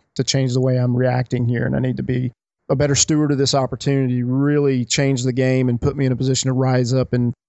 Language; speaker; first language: English; native; English